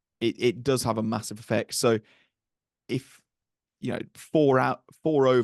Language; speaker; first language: English; native; English